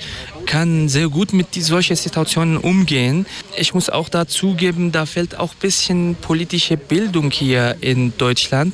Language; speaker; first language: German; non-native, fluent; Kurdish